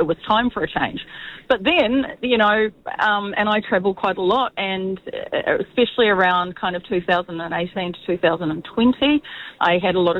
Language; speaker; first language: English; native; English